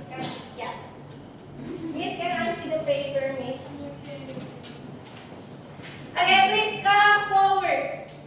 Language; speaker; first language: English; non-native, learner; Indonesian